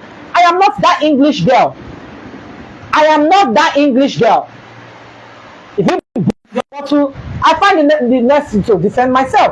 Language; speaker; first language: English; non-native, local second language; Igbo